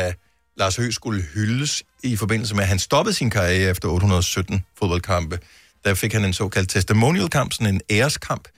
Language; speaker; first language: Danish; native; Danish